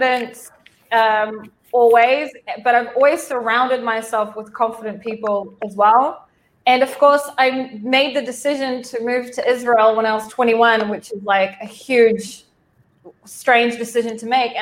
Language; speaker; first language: English; native; English